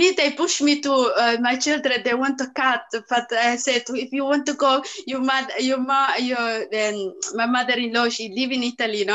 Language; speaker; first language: English; non-native, learner; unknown